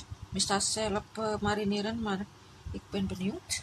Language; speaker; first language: Dutch; non-native, learner; Indonesian